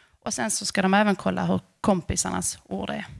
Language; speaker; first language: Swedish; native; Swedish